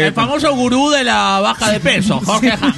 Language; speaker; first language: Spanish; native; Spanish